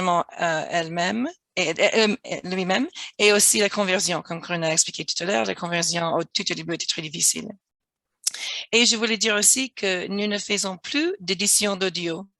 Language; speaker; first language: French; non-native, fluent; English